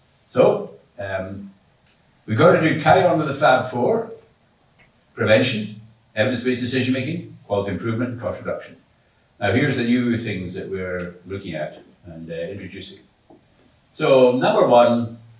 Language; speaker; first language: English; native; English